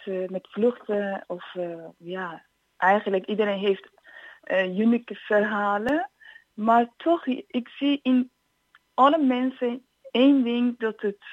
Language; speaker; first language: Dutch; non-native, fluent; Persian